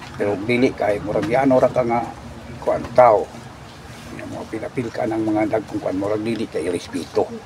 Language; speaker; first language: Cebuano; non-native, local second language; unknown